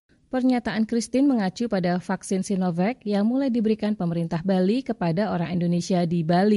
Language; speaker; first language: Indonesian; native; Indonesian